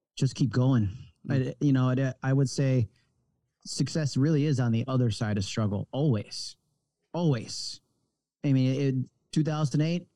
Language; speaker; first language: English; native; English